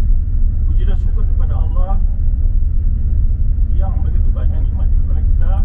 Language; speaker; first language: Indonesian; native; Indonesian